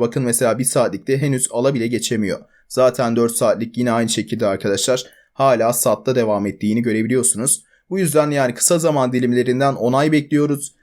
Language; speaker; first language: Turkish; native; Turkish